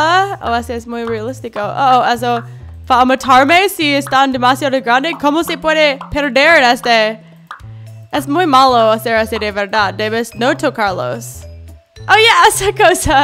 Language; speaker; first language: Spanish; non-native, learner; English